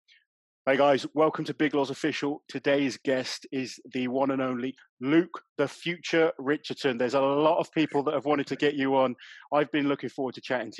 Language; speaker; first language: English; native; English